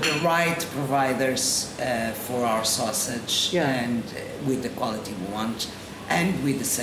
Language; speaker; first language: English; non-native, fluent; Portuguese